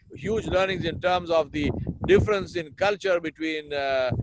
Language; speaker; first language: English; non-native, local second language; Urdu